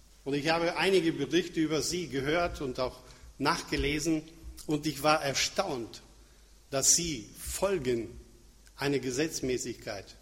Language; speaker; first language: German; non-native, fluent; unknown